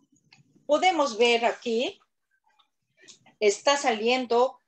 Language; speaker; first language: Spanish; non-native, learner; Korean